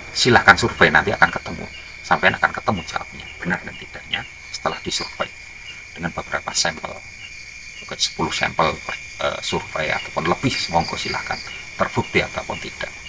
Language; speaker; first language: Indonesian; non-native, local second language; Javanese